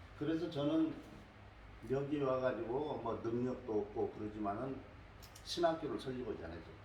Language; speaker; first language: Korean; native; Korean